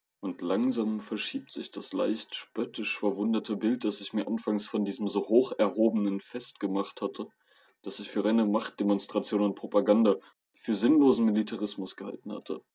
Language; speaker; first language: German; native; German